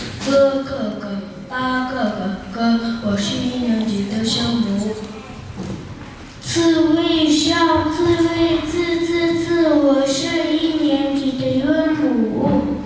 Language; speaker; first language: Chinese; non-native, learner; Mongolian